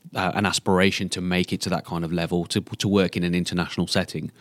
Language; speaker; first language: English; native; English